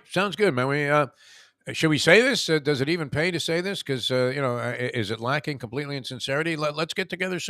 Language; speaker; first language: English; native; English